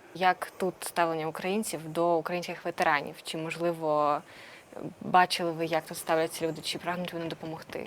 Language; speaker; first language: Ukrainian; native; Ukrainian